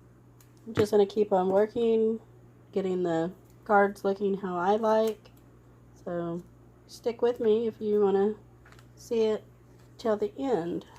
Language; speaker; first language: English; native; English